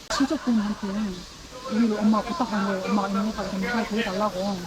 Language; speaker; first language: Korean; native; Korean